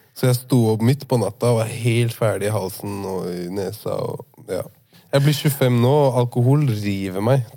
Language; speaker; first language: Norwegian; native; Norwegian